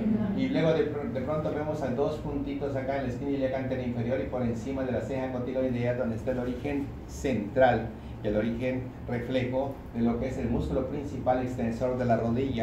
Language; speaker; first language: Spanish; native; Spanish